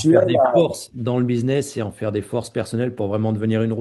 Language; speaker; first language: French; native; French